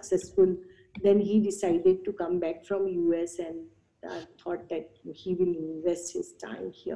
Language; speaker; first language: English; non-native, local second language; Gujarati